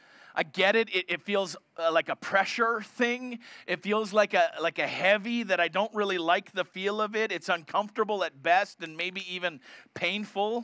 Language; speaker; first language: English; native; English